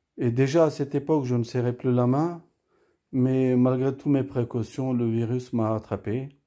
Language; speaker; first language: French; early bilingual, other home language; Turkish